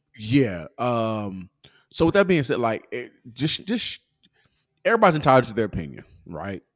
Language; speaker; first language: English; early bilingual, other home language; Yoruba